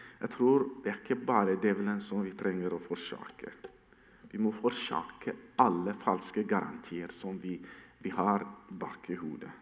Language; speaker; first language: Norwegian; non-native, fluent; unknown